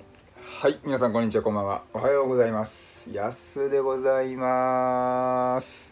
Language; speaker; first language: Japanese; native; Japanese